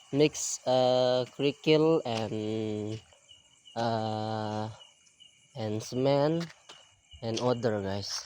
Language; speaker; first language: English; non-native, learner; Indonesian